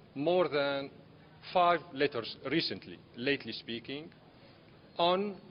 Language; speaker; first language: English; non-native, fluent; Arabic